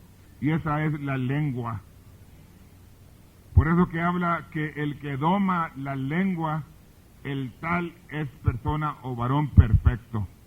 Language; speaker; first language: Spanish; early bilingual, heritage; Spanish